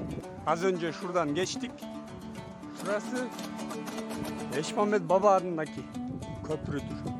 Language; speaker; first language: Turkish; non-native, fluent; Kyrgyz